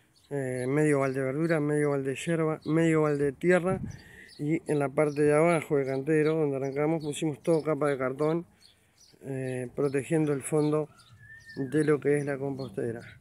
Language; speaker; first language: Spanish; native; Spanish